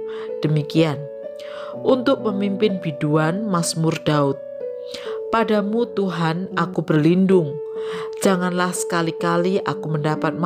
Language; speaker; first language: Indonesian; native; Indonesian